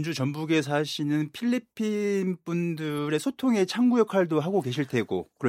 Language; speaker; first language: Korean; native; Korean